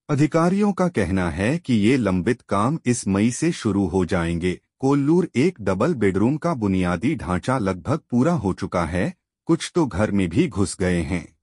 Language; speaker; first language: Hindi; non-native, local second language; Telugu